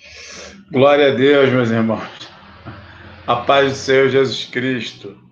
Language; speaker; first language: Portuguese; native; Portuguese